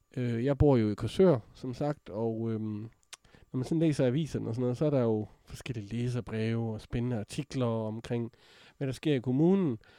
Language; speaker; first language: Danish; native; Danish